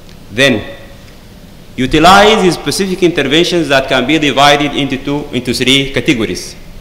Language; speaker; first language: English; non-native, fluent; Arabic